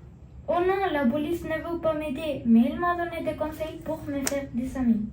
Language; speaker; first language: French; non-native, learner; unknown